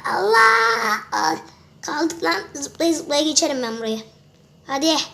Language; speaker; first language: Turkish; native; Turkish